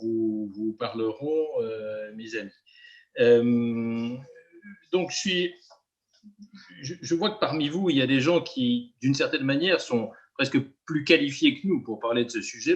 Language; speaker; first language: French; native; French